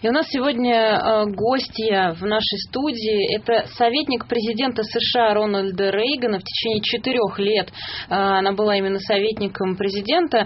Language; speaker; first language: Russian; native; Russian